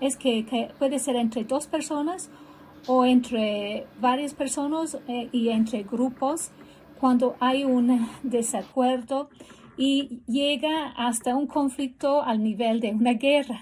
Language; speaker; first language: Spanish; non-native, fluent; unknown